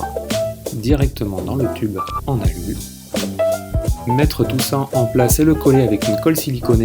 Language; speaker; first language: French; native; French